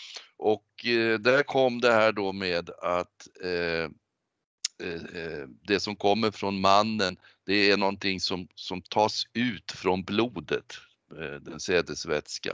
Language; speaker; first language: Swedish; native; Swedish